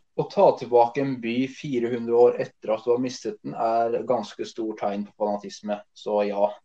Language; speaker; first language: Norwegian; early bilingual, other home language; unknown